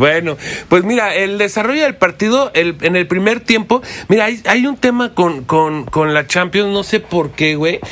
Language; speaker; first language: Spanish; native; Spanish